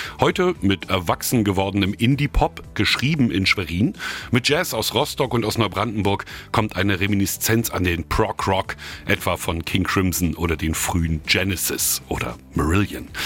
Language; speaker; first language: German; native; German